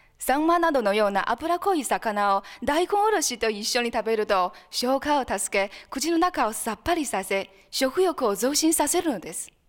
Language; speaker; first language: Japanese; non-native, fluent; Chinese